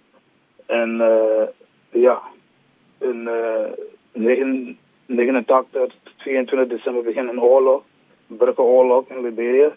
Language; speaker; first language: Dutch; non-native, learner; English